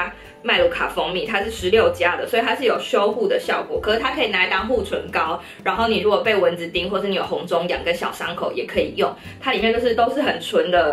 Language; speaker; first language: Chinese; native; Chinese